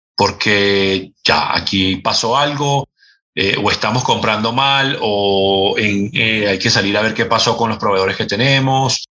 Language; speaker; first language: Spanish; native; Spanish